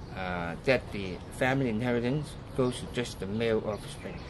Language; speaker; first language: English; non-native, local second language; Cantonese